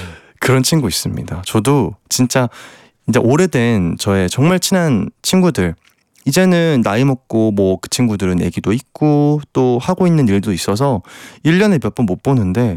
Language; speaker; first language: Korean; native; Korean